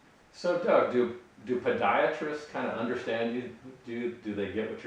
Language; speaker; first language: English; native; English